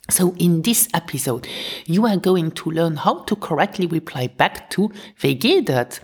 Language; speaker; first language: English; non-native, fluent; Luxembourgish